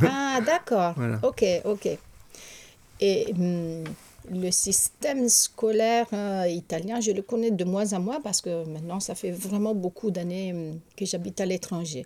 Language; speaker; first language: French; non-native, fluent; Italian